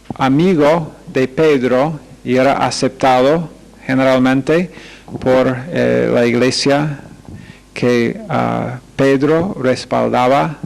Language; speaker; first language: Spanish; non-native, fluent; English